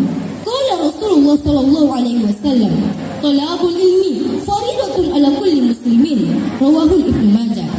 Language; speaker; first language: Arabic; non-native, learner; Indonesian